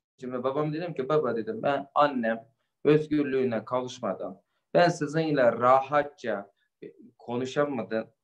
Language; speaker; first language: Turkish; non-native, fluent; Uyghur